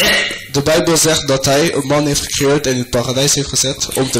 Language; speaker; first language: Dutch; non-native, fluent; French